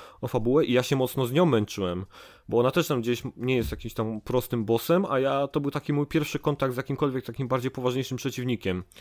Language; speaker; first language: Polish; native; Polish